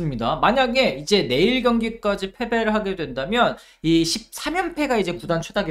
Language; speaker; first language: Korean; native; Korean